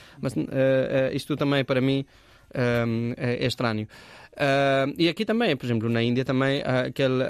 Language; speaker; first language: Portuguese; non-native, fluent; Hindi